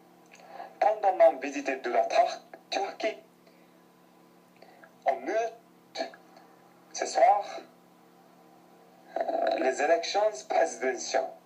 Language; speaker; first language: French; non-native, learner; Japanese